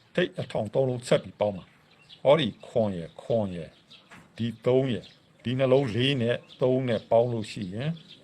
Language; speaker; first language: Burmese; non-native, local second language; Shan